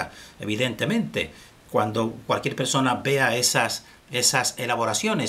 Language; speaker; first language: Spanish; native; Spanish